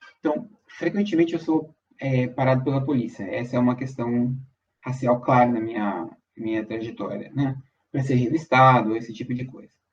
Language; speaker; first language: Portuguese; native; Portuguese